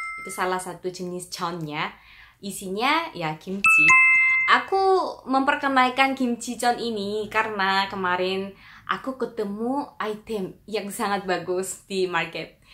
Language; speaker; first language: Indonesian; non-native, fluent; Korean